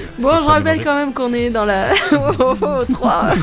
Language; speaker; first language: French; native; French